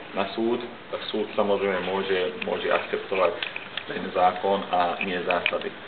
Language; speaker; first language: Slovak; non-native, local second language; Hungarian